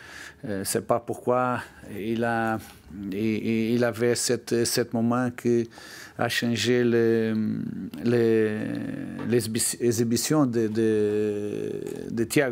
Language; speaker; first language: French; non-native, learner; Portuguese